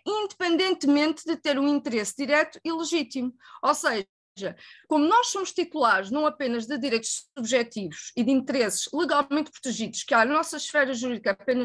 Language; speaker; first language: Portuguese; native; Portuguese